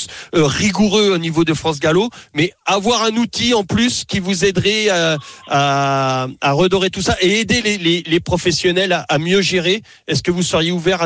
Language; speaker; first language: French; native; French